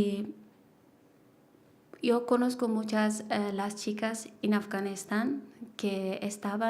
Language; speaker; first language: Spanish; non-native, learner; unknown